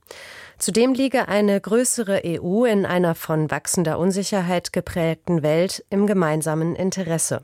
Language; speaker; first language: German; native; German